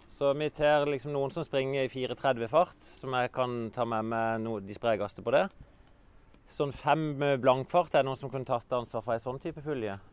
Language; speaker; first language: Norwegian; native; Norwegian